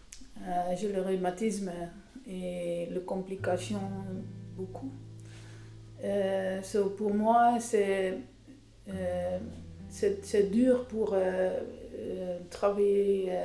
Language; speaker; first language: French; non-native, learner; Dutch